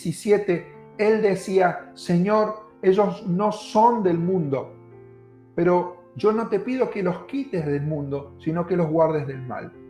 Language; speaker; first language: Spanish; native; Spanish